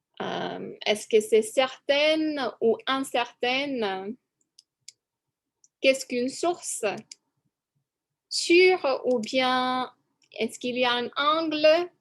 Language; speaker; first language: French; non-native, fluent; English